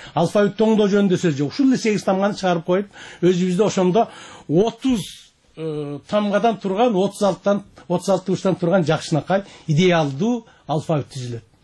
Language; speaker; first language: Kyrgyz; native; Kyrgyz